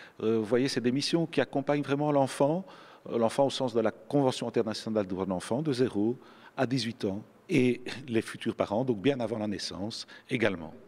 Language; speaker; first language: French; native; French